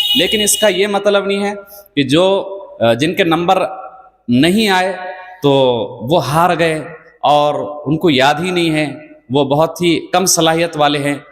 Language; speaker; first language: Urdu; native; Urdu